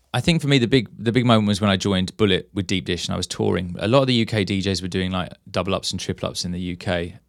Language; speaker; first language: English; native; English